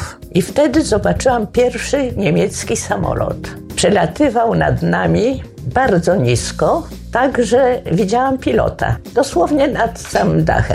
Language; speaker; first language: Polish; native; Polish